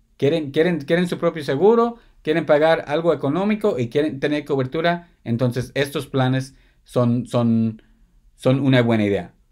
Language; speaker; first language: Spanish; early bilingual, heritage; Spanish